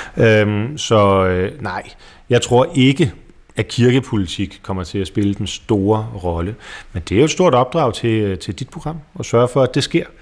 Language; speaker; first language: Danish; native; Danish